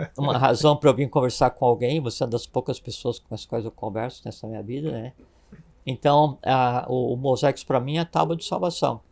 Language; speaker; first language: Portuguese; native; Portuguese